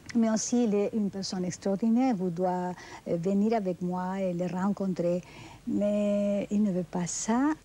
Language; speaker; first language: French; non-native, fluent; Spanish